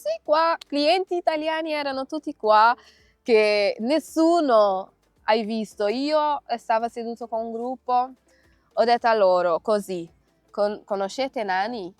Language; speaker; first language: Italian; non-native, fluent; Kabuverdianu